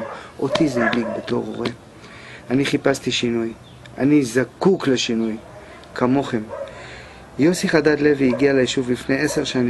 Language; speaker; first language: Hebrew; native; Hebrew